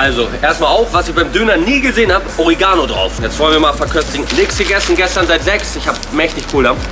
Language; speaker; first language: German; native; German